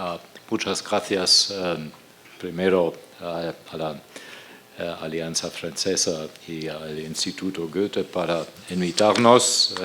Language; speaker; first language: Spanish; non-native, fluent; German